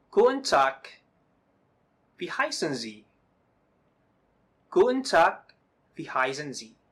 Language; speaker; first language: German; non-native, learner; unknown